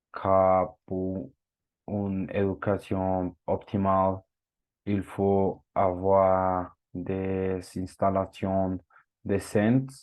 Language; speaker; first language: French; non-native, learner; Spanish